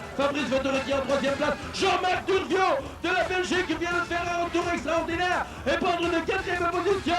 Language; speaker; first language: French; native; French